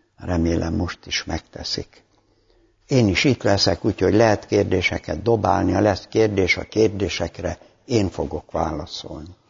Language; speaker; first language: Hungarian; native; Hungarian